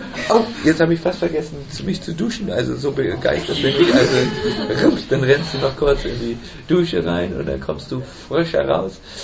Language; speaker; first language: German; native; German